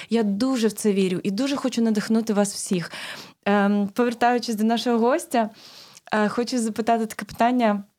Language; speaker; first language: Ukrainian; native; Ukrainian